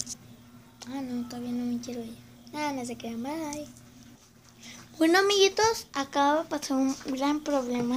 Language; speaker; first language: Spanish; native; Spanish